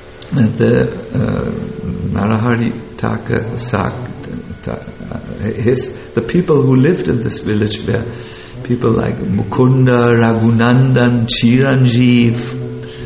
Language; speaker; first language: English; non-native, fluent; German